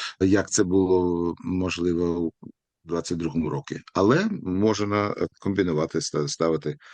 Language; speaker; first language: Ukrainian; non-native, local second language; Russian